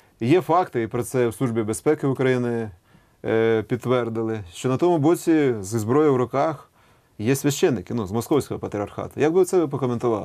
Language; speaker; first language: Ukrainian; native; Ukrainian